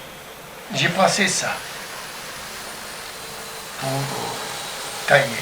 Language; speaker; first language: French; non-native, fluent; Turkish